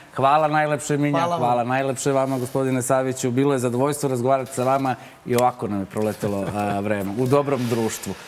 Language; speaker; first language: Bosnian; native; Bosnian